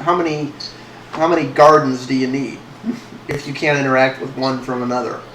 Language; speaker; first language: English; native; English